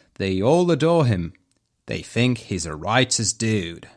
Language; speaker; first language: English; non-native, fluent; Polish